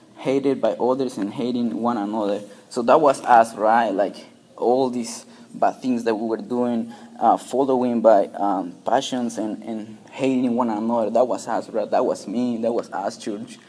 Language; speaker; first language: English; non-native, fluent; Spanish